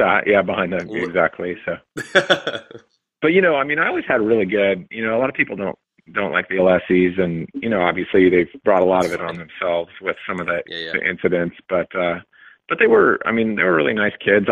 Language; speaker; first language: English; native; English